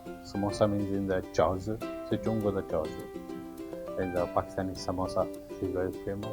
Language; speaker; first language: English; non-native, learner; Urdu